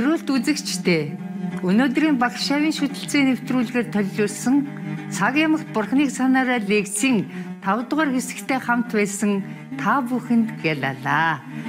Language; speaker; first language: Mongolian; native; Mongolian